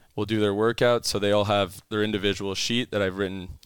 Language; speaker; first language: English; non-native, fluent; French